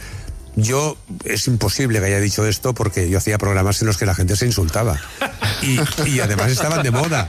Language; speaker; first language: Spanish; native; Spanish